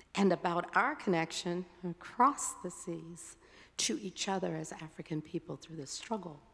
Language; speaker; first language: English; native; English